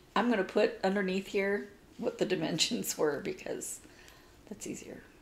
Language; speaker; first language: English; native; English